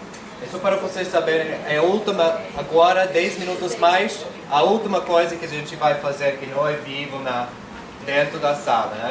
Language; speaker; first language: Portuguese; non-native, fluent; English